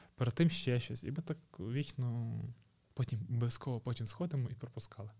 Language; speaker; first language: Ukrainian; native; Ukrainian